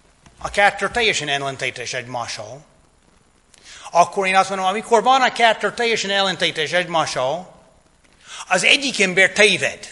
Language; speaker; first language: Hungarian; non-native, fluent; English